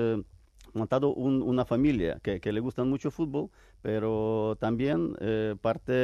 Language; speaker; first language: Spanish; non-native, fluent; Ukrainian